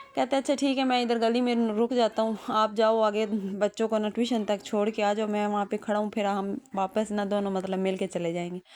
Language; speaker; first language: Urdu; non-native, local second language; Punjabi